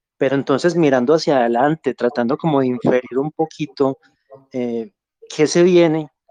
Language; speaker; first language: Spanish; native; Spanish